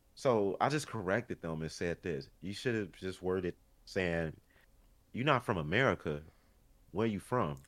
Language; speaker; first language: English; early bilingual, other home language; Haitian Creole